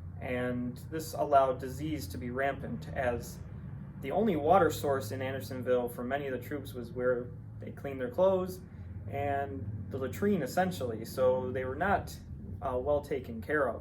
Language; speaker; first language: English; native; English